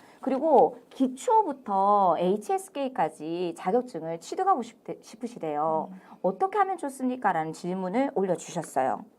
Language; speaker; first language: Korean; native; Korean